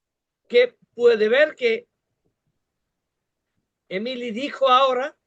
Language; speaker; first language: Spanish; non-native, fluent; Bangla